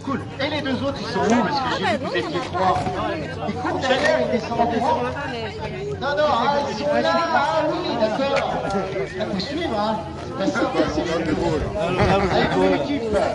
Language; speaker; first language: French; native; French